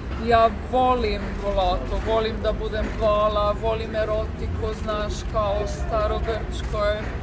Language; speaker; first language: Serbian; non-native, learner; Slovenian